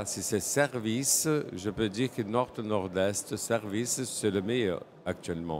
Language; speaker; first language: French; non-native, fluent; Portuguese